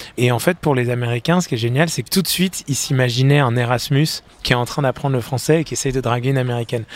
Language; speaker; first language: French; native; French